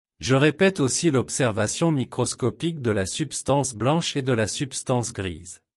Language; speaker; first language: French; non-native, local second language; Wolof